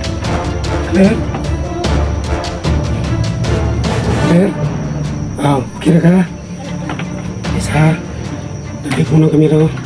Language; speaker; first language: Filipino; non-native, local second language; Cebuano